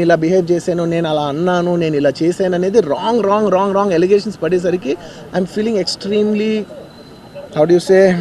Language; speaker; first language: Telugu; native; Telugu